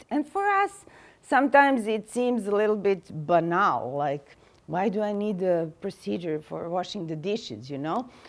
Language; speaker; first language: English; non-native, fluent; Serbian